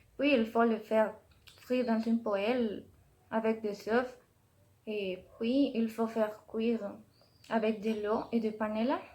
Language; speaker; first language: French; non-native, learner; Spanish